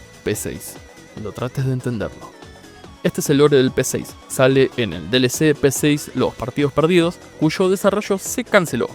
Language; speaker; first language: Spanish; native; Spanish